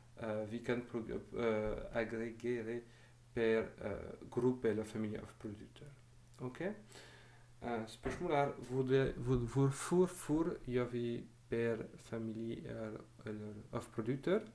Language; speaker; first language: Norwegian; non-native, fluent; French